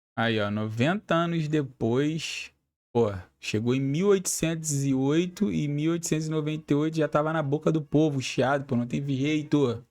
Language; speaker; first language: Portuguese; native; Portuguese